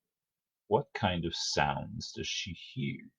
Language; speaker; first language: English; native; English